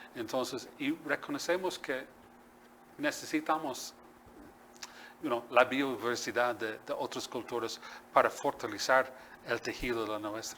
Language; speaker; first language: Spanish; non-native, fluent; English